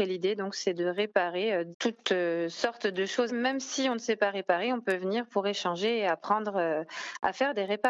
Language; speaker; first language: French; native; French